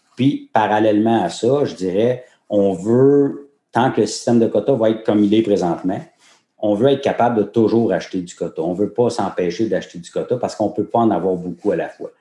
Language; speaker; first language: French; native; French